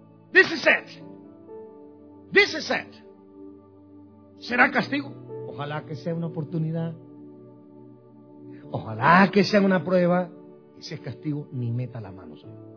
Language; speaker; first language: Spanish; native; Spanish